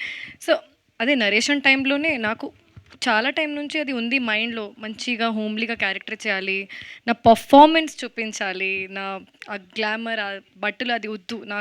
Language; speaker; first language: Telugu; non-native, fluent; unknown